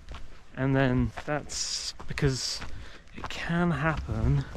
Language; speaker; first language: English; native; English